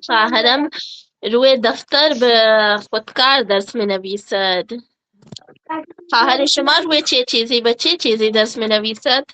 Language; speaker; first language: Persian; non-native, learner; Urdu